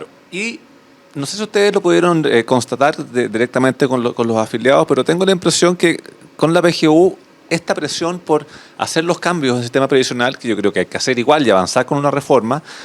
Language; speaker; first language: Spanish; native; Spanish